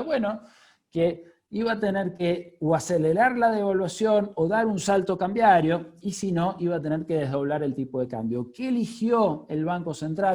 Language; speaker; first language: Spanish; native; Spanish